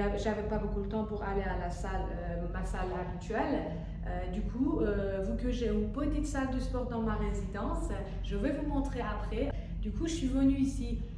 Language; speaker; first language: French; non-native, fluent; Persian